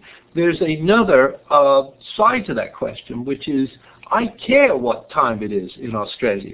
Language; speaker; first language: English; native; English